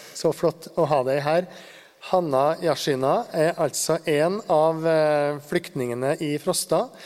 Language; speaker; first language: Norwegian; native; Norwegian